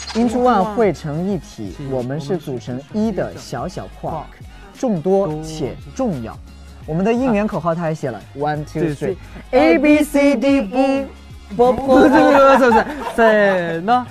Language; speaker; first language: Chinese; native; Chinese